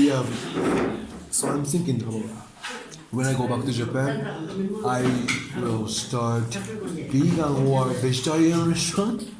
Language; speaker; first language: English; non-native, learner; Japanese